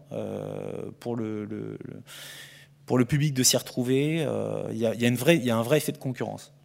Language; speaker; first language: French; native; French